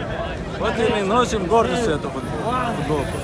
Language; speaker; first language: Russian; non-native, fluent; Uzbek